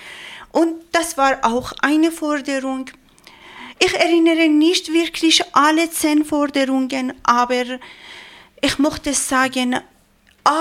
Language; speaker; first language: German; non-native, learner; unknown